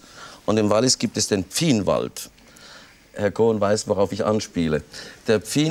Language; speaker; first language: German; native; German